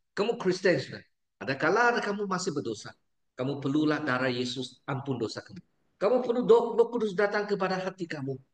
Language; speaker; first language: Malay; non-native, local second language; Chinese